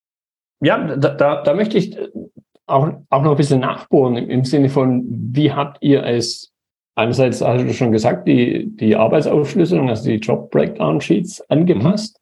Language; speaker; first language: German; native; German